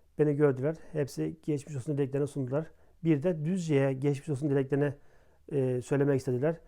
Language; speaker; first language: Turkish; native; Turkish